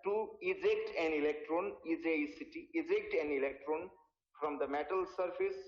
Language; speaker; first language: English; non-native, local second language; Nepali